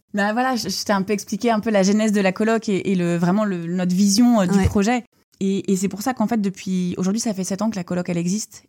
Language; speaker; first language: French; native; French